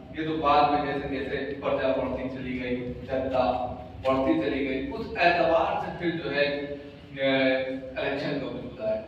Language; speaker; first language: Urdu; native; Urdu